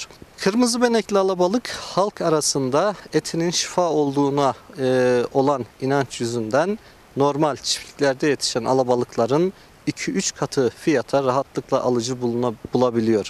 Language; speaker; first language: Turkish; native; Turkish